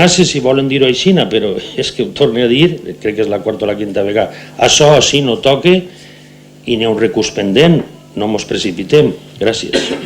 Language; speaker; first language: Catalan; native; Catalan